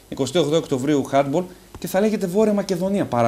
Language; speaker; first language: Greek; native; Greek